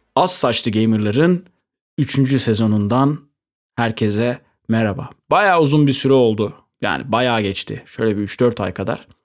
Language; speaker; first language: Turkish; native; Turkish